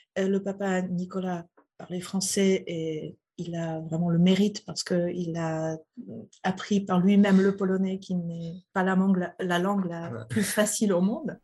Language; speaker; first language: French; non-native, fluent; Polish